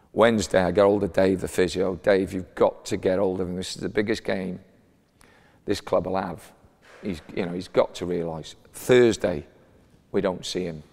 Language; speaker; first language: English; native; English